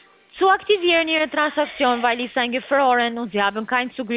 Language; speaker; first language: German; non-native, learner; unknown